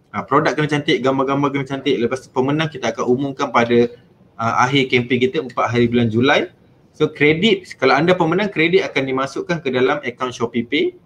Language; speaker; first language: Malay; native; Malay